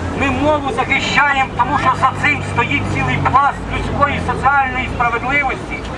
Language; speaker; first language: Ukrainian; native; Ukrainian